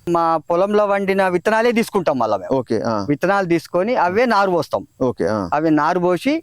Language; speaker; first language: Telugu; native; Telugu